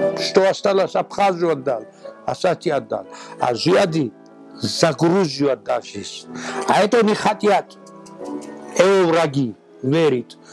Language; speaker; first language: Russian; non-native, local second language; Georgian